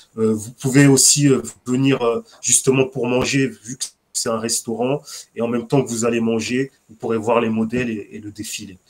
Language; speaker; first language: French; native; French